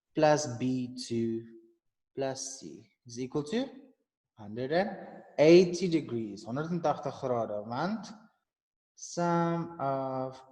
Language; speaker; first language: English; non-native, local second language; Afrikaans